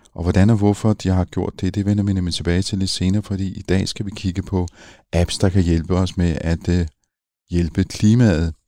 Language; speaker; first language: Danish; native; Danish